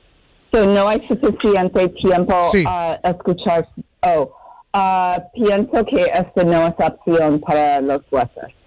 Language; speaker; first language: Spanish; non-native, learner; English